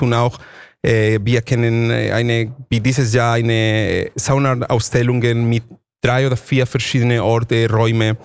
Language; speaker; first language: German; non-native, fluent; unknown